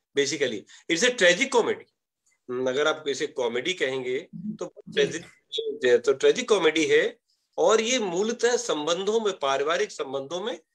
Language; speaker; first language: Hindi; native; Hindi